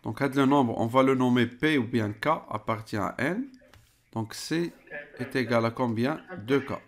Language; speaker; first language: French; non-native, local second language; Arabic